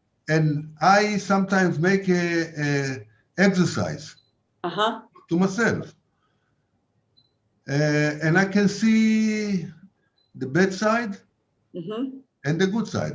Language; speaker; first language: English; non-native, fluent; Hebrew